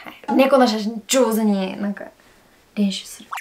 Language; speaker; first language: Japanese; non-native, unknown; English